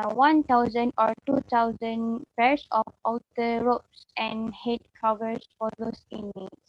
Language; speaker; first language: English; non-native, local second language; Malay